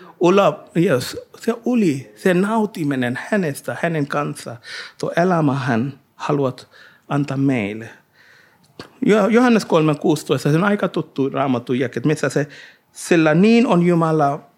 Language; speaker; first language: Finnish; non-native, learner; Hindi